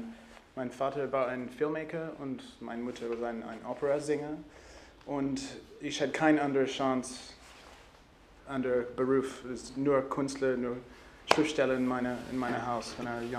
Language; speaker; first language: German; non-native, learner; English